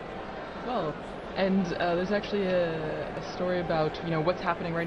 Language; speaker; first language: English; native; English